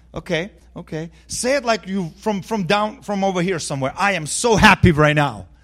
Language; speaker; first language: English; early bilingual, other home language; Ukrainian